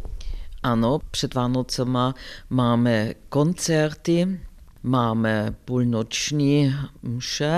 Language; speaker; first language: Czech; non-native, fluent; German